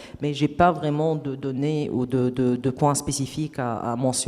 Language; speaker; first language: French; non-native, local second language; Arabic